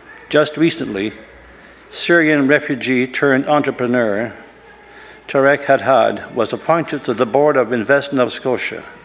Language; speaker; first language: English; native; English